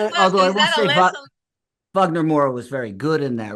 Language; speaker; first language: English; native; English